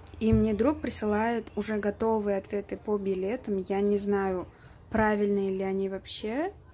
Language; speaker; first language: Russian; non-native, local second language; Uzbek